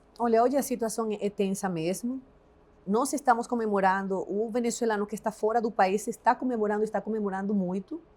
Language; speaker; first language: Portuguese; non-native, fluent; Spanish